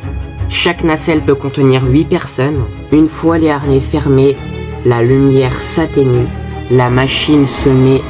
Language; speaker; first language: French; native; French